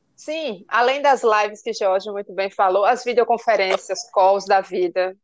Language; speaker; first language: Portuguese; native; Portuguese